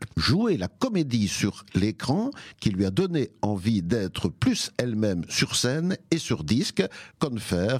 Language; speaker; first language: French; native; French